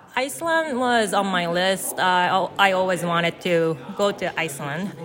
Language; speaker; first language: English; non-native, fluent; Japanese